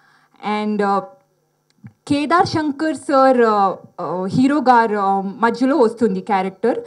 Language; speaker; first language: Telugu; non-native, learner; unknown